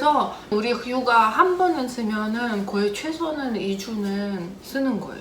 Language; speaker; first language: Korean; non-native, fluent; Russian